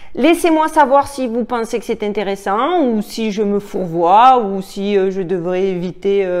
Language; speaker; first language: French; native; French